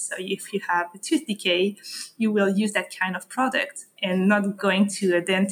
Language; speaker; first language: English; non-native, fluent; French